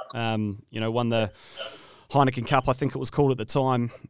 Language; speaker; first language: English; native; English